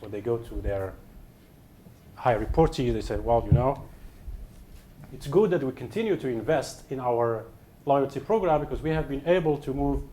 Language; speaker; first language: English; non-native, fluent; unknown